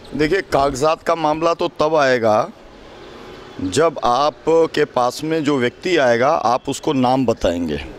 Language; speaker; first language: Hindi; native; Hindi